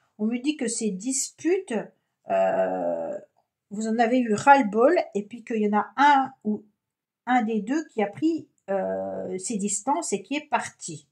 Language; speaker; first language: French; native; French